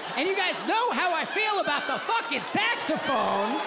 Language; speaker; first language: English; native; English